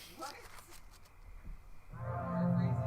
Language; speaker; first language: English; native; English